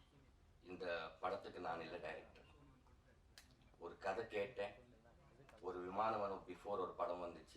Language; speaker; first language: Tamil; non-native, learner; Telugu